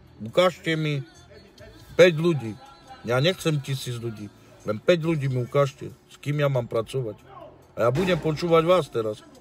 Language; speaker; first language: Slovak; non-native, local second language; Romany